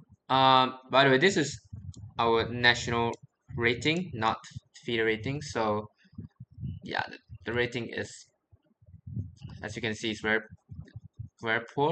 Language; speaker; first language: English; non-native, fluent; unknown